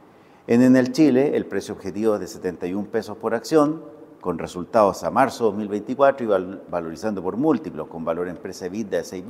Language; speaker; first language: Spanish; native; Spanish